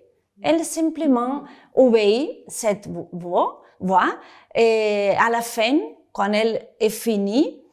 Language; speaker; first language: French; non-native, fluent; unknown